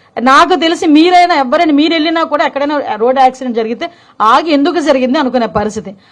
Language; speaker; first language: Telugu; native; Telugu